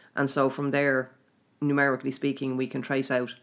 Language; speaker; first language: English; native; English